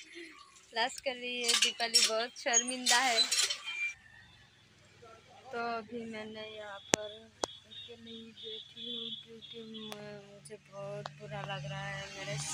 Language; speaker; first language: Hindi; non-native, local second language; Bangla